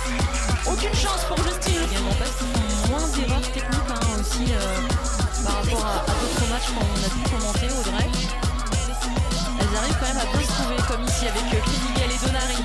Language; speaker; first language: French; native; French